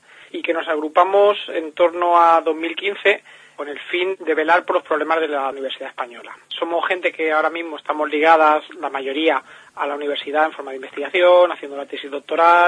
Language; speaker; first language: Spanish; native; Spanish